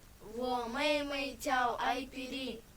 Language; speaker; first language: Chinese; non-native, learner; Kyrgyz